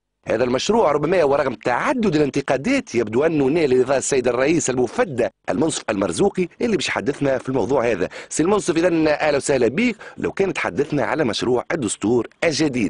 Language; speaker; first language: Arabic; native; Arabic